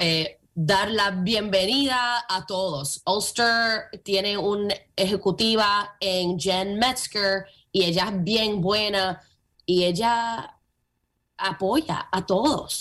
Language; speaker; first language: Spanish; early bilingual, heritage; Spanish